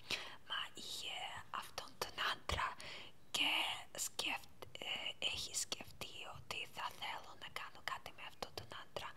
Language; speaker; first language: Greek; non-native, learner; Ukrainian